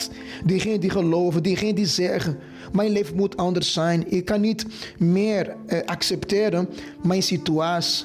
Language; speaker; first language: Dutch; non-native, fluent; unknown